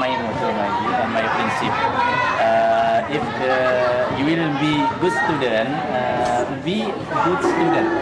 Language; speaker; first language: English; non-native, fluent; Indonesian